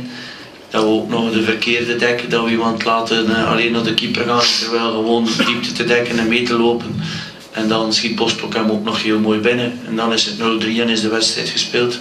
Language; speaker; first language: Dutch; native; Dutch